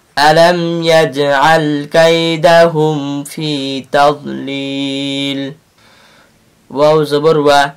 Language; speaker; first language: Arabic; non-native, learner; Bangla